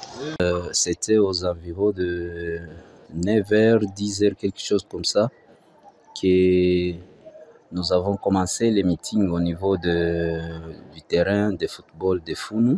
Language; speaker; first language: French; non-native, local second language; Swahili